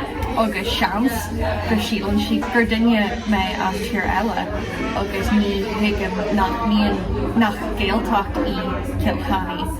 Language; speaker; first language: Irish; non-native, local second language; English